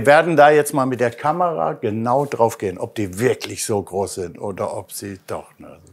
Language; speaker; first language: German; native; German